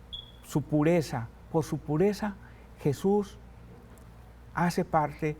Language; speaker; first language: Spanish; native; Spanish